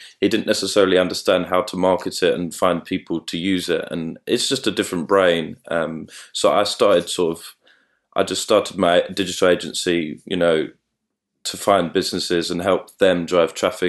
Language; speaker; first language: English; native; English